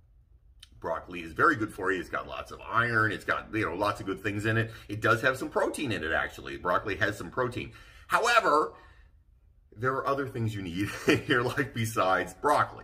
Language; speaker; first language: English; native; English